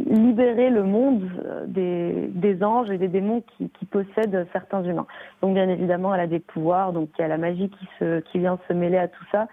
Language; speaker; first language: French; native; French